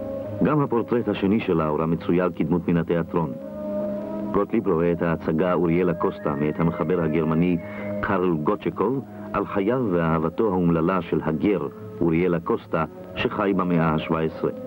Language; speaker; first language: Hebrew; native; Hebrew